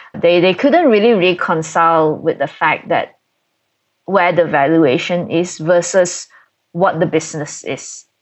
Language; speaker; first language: English; non-native, local second language; Cantonese